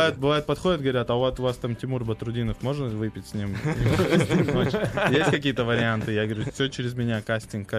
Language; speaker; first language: Russian; native; Russian